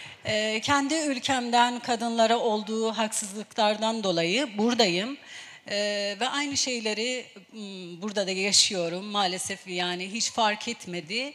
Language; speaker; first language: Turkish; non-native, fluent; Persian